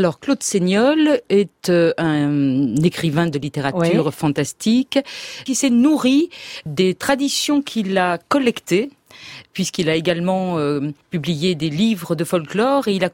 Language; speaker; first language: French; native; French